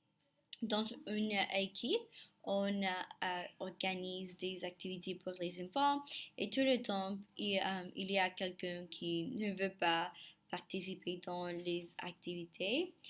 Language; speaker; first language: French; non-native, learner; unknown